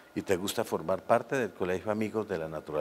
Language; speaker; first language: Spanish; native; Spanish